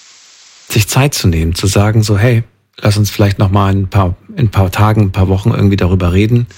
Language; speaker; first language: German; native; German